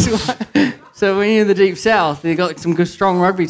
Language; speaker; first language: English; native; English